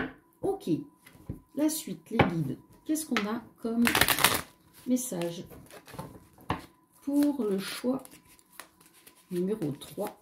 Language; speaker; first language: French; native; French